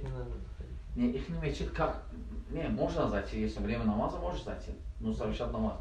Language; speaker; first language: Russian; non-native, learner; Azerbaijani